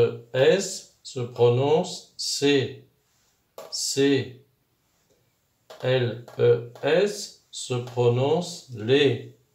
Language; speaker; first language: French; non-native, local second language; Arabic